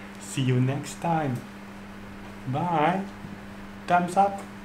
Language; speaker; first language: English; non-native, fluent; Dutch